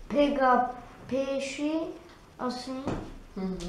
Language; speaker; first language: Portuguese; early bilingual, heritage; Turkish